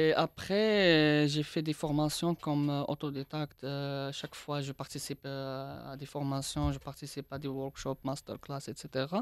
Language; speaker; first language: French; non-native, local second language; Arabic